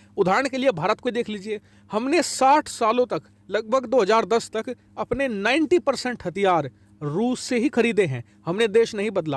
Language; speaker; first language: Hindi; native; Hindi